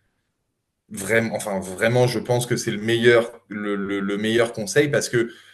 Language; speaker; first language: French; native; French